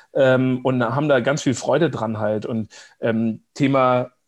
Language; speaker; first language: German; native; German